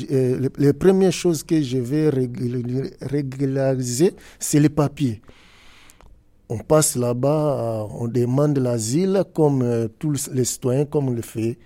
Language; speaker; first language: French; non-native, learner; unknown